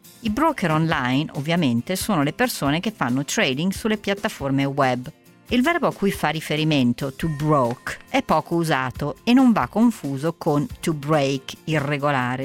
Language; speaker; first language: Italian; native; Italian